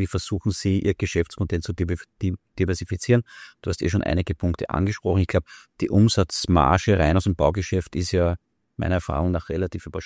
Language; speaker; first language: German; native; German